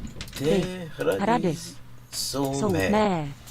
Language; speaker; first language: Czech; non-native, learner; English